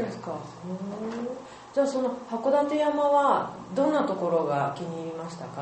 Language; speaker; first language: Japanese; native; Japanese